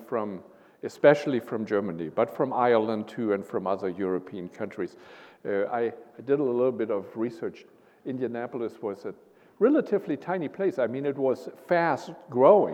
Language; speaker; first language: English; non-native, fluent; German